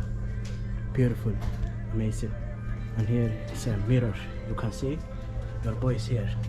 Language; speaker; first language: English; non-native, fluent; Somali